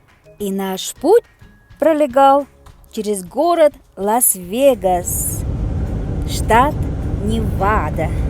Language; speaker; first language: Russian; non-native, local second language; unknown